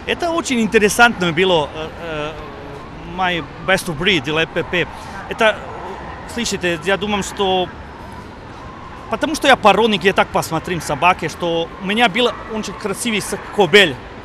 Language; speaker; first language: Russian; non-native, learner; Serbian